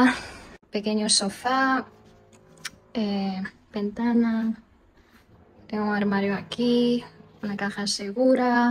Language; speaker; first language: Spanish; non-native, fluent; Chinese